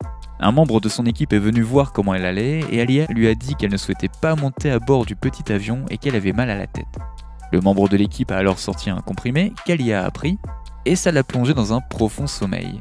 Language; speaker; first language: French; native; French